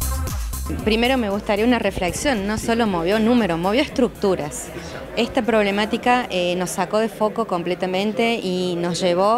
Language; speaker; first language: Spanish; native; Spanish